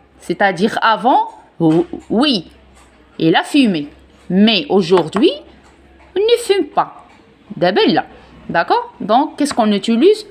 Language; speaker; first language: French; non-native, local second language; Arabic